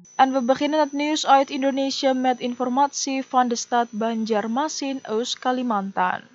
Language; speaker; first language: Dutch; non-native, fluent; Indonesian